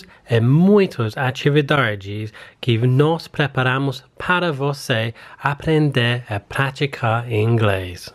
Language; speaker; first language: Portuguese; non-native, learner; English